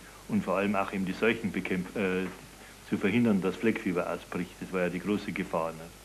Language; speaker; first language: German; native; German